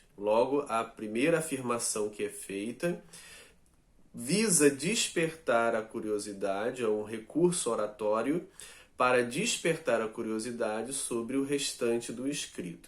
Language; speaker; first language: Portuguese; native; Portuguese